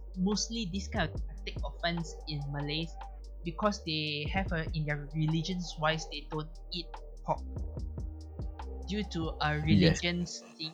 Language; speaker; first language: English; non-native, local second language; Chinese